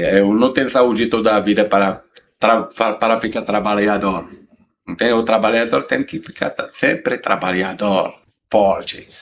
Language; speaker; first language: Portuguese; non-native, learner; Arabic